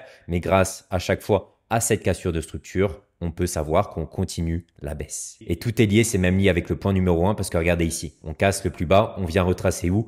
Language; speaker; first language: French; native; French